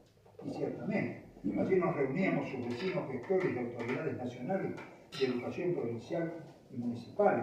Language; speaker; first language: Spanish; native; Spanish